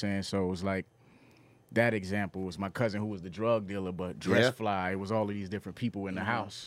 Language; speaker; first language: English; native; English